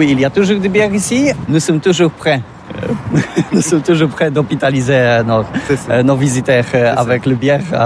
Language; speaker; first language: French; non-native, learner; Polish